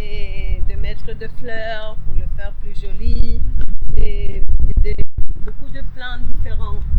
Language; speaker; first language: French; non-native, fluent; Spanish